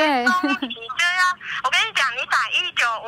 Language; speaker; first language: Chinese; native; Chinese